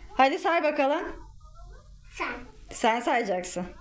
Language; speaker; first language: Turkish; native; Turkish